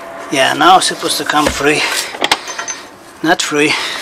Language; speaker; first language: English; non-native, learner; Portuguese